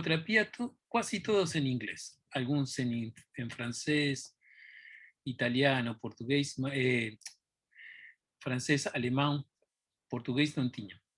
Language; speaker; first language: Portuguese; non-native, fluent; Spanish